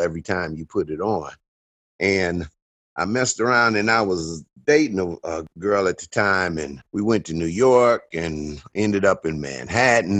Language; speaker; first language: English; native; English